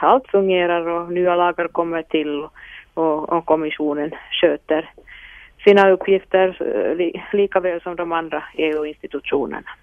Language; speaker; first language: Swedish; non-native, local second language; Finnish